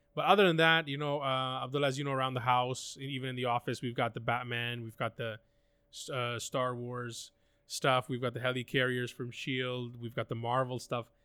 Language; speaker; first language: English; non-native, local second language; Urdu